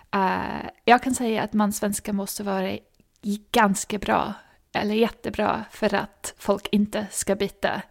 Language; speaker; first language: Swedish; non-native, fluent; English